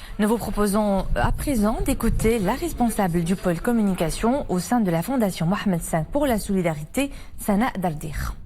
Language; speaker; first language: French; non-native, local second language; Arabic